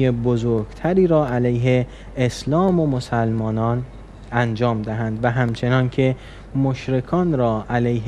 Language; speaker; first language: Persian; native; Persian